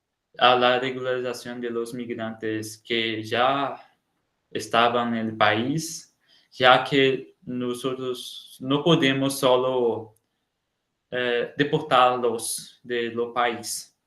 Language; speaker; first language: Spanish; non-native, learner; Portuguese